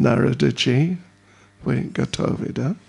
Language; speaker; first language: Russian; non-native, learner; English